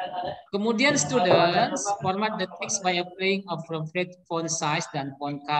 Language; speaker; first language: English; non-native, learner; Indonesian